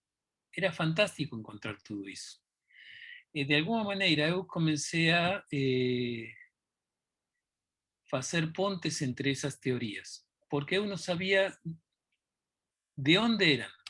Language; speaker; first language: Portuguese; non-native, fluent; Spanish